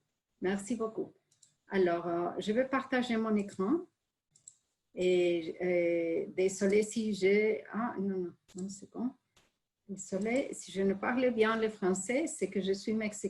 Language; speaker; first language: French; non-native, fluent; Spanish